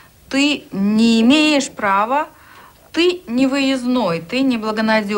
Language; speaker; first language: Russian; native; Russian